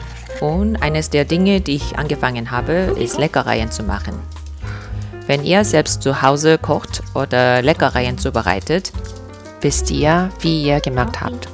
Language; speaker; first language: German; non-native, fluent; Korean